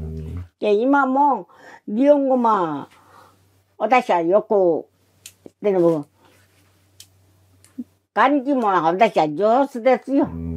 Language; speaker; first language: Japanese; non-native, learner; Korean